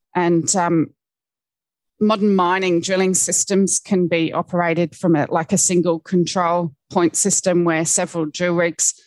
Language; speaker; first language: English; native; English